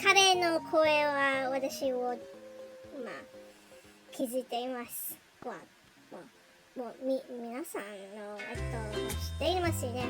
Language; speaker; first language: Japanese; non-native, learner; English